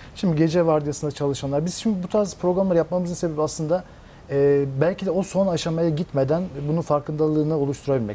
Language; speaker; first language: Turkish; native; Turkish